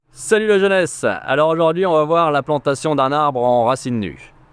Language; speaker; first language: French; native; French